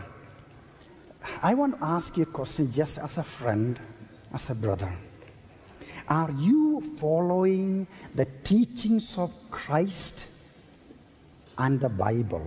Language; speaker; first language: English; non-native, local second language; Malayalam